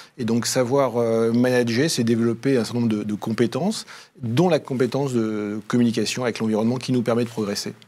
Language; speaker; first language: French; native; French